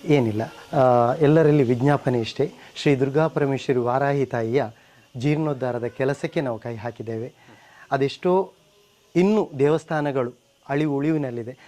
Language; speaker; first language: Kannada; native; Kannada